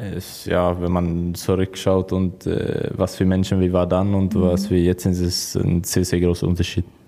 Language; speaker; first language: German; non-native, learner; Swedish